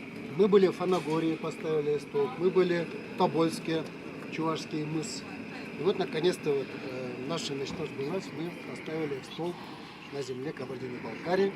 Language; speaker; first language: Russian; non-native, local second language; Chuvash